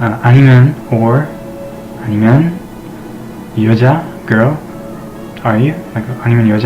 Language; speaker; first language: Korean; non-native, learner; English